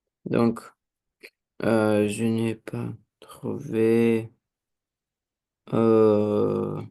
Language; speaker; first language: French; non-native, learner; Romanian